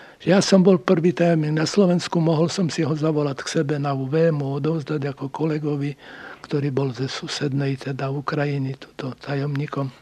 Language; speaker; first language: Slovak; non-native, local second language; Rusyn